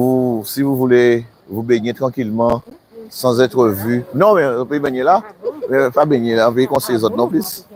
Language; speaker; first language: French; native; French